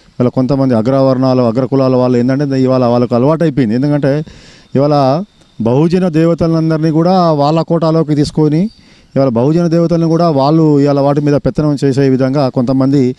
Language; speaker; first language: Telugu; non-native, local second language; Lambadi